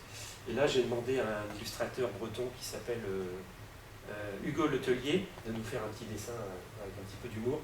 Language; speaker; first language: French; native; French